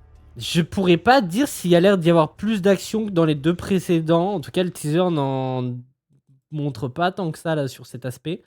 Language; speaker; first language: French; native; French